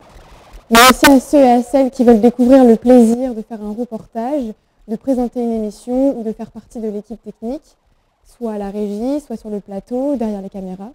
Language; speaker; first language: French; native; French